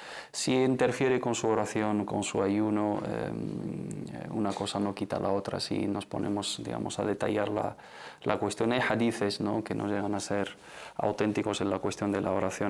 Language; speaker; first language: Spanish; native; Spanish